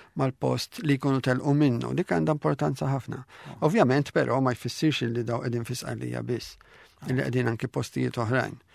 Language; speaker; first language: Maltese; native; Maltese